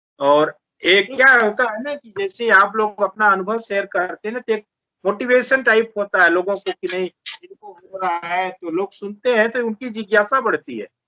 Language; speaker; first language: Hindi; native; Hindi